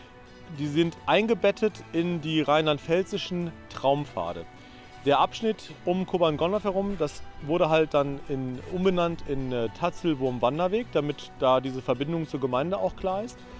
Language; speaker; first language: German; native; German